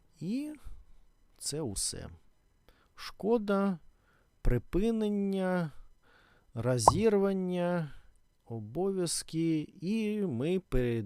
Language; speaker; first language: Ukrainian; non-native, learner; Russian